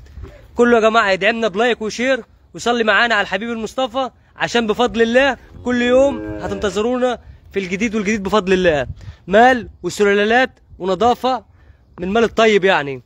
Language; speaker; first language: Arabic; native; Arabic